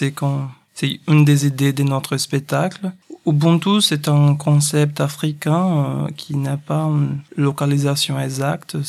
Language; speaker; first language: French; non-native, fluent; Portuguese